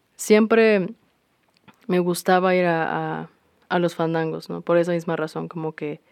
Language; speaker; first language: Spanish; native; Spanish